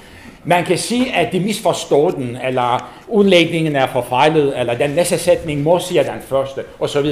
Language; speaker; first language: Danish; non-native, fluent; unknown